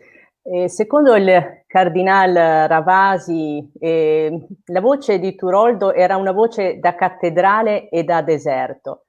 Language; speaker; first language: Italian; native; Italian